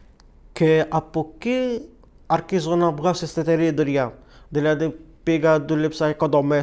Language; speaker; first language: Greek; early bilingual, other home language; Arabic